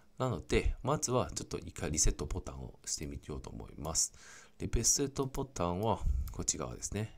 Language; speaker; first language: Japanese; non-native, fluent; Cantonese